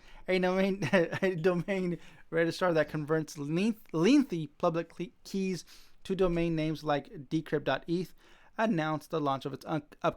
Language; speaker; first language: English; native; English